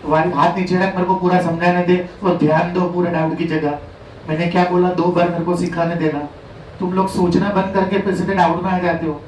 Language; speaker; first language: Hindi; non-native, local second language; Gujarati